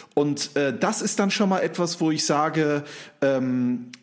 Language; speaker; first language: German; native; German